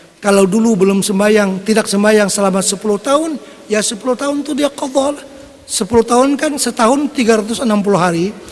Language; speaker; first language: Indonesian; non-native, local second language; Banjar